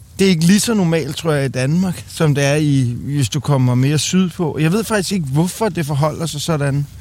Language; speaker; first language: Danish; native; Danish